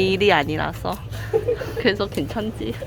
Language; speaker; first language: Korean; non-native, learner; Chinese